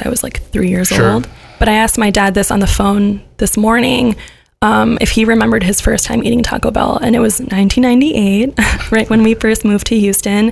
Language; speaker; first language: English; early bilingual, other home language; Gujarati